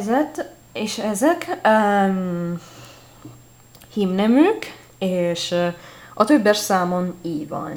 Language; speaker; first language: Hungarian; non-native, learner; Italian